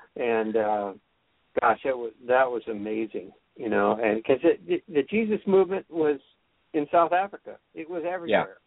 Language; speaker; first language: English; native; English